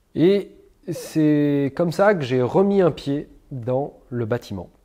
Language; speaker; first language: French; native; French